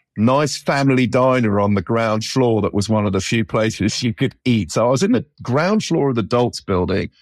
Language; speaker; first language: English; native; English